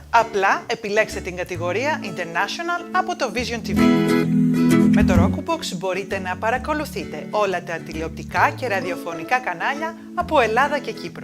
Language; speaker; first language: Greek; native; Greek